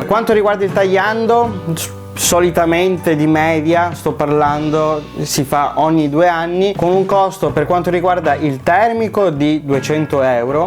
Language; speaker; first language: Italian; native; Italian